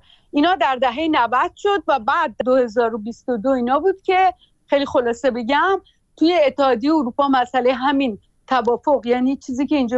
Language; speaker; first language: Persian; native; Persian